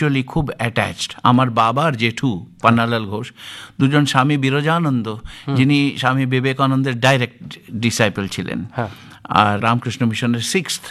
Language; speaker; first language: Bangla; native; Bangla